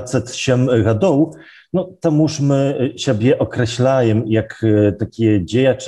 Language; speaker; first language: Belarusian; non-native, local second language; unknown